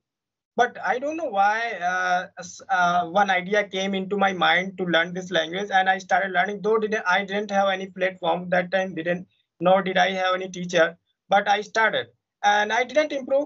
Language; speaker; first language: English; non-native, fluent; Hindi